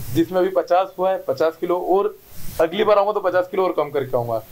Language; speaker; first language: Hindi; native; Hindi